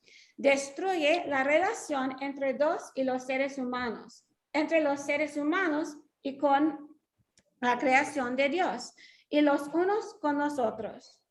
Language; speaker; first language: Spanish; non-native, fluent; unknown